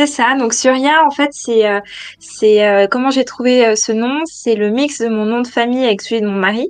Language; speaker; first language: French; native; French